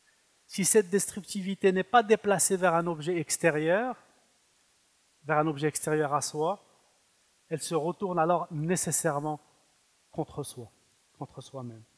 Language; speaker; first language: French; non-native, fluent; Arabic